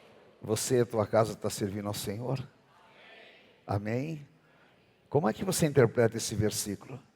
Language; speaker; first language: Portuguese; native; Portuguese